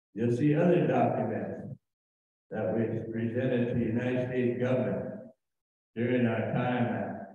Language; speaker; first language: English; native; English